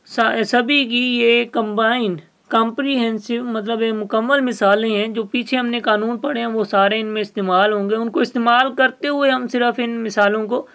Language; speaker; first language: Urdu; non-native, local second language; Sindhi